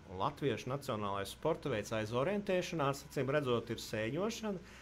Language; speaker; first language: Latvian; native; Latvian